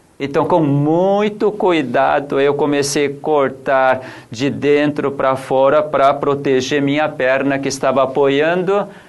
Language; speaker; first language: Portuguese; non-native, fluent; Korean